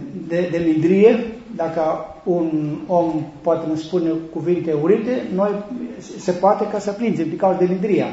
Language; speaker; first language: Romanian; non-native, learner; Greek